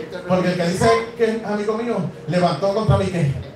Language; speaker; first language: Spanish; native; Spanish